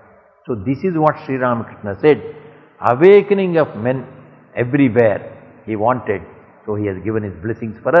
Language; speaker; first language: English; non-native, local second language; Tamil